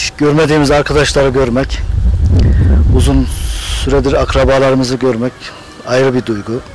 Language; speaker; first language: Turkish; native; Turkish